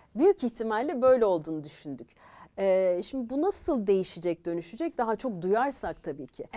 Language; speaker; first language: Turkish; native; Turkish